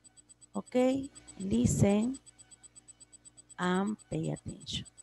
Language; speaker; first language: English; non-native, learner; Spanish